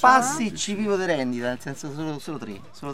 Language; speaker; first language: Italian; native; Italian